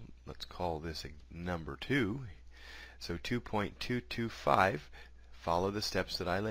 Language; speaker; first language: English; native; English